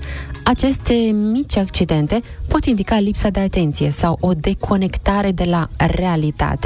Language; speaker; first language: Romanian; native; Romanian